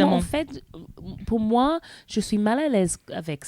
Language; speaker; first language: French; non-native, learner; English